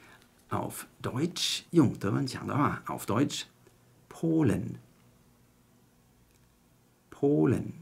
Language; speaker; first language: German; non-native, fluent; Chinese